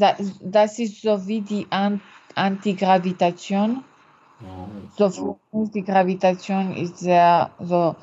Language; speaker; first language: German; non-native, learner; French